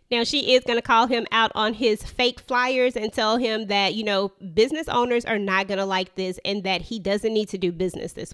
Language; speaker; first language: English; native; English